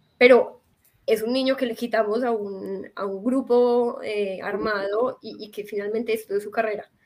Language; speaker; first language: Spanish; native; Spanish